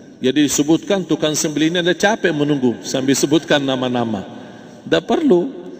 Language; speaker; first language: Malay; non-native, fluent; Arabic